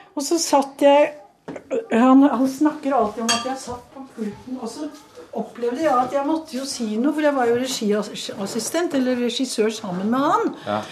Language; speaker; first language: Norwegian; native; Norwegian